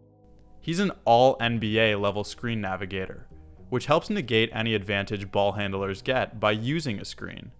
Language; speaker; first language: English; native; English